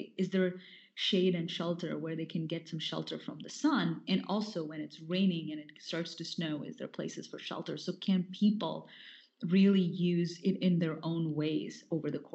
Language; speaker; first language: English; non-native, local second language; Hindi